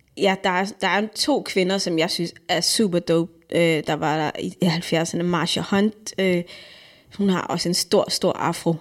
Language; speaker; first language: Danish; native; Danish